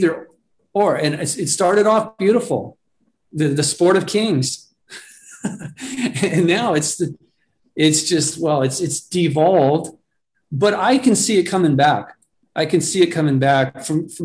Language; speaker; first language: English; native; English